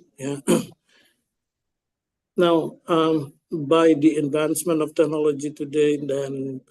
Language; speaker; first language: English; non-native, fluent; Indonesian